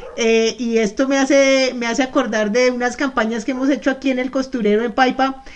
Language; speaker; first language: Spanish; native; Spanish